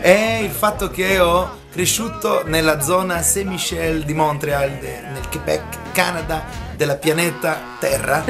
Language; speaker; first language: Italian; early bilingual, heritage; Italian